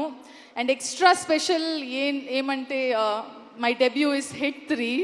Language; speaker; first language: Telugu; non-native, learner; Kannada